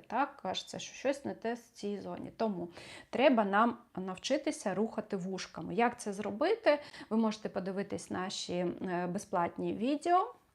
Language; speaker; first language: Ukrainian; non-native, local second language; Russian